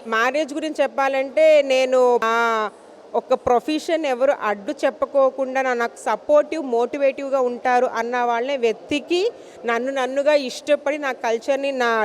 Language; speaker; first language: Telugu; native; Telugu